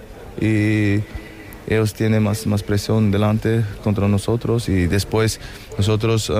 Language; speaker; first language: Spanish; non-native, learner; German